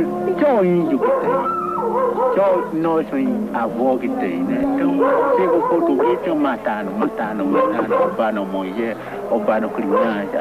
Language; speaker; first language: Portuguese; non-native, local second language; Kayapó